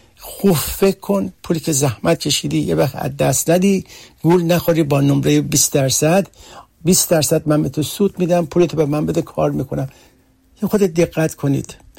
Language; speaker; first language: Persian; early bilingual, heritage; Persian